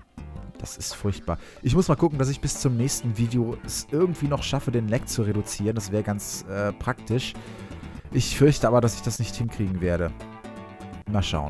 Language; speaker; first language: German; native; German